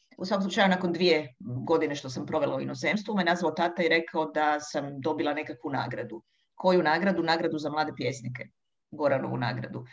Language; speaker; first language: Croatian; native; Croatian